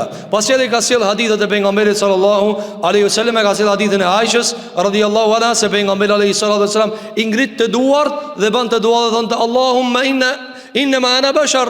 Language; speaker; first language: Albanian; native; Albanian